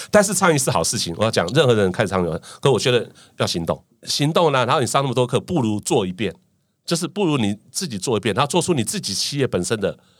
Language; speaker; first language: Chinese; native; Chinese